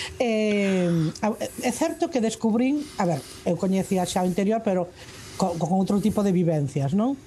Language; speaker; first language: Galician; non-native, local second language; Spanish